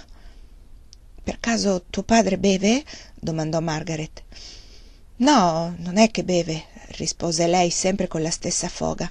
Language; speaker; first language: Italian; native; Italian